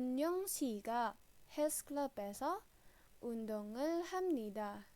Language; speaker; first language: Korean; non-native, fluent; Indonesian